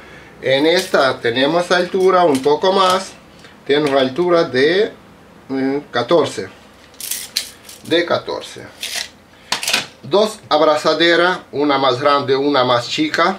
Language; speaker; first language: Spanish; non-native, learner; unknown